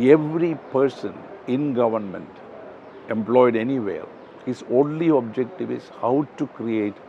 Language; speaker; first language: English; non-native, local second language; Malayalam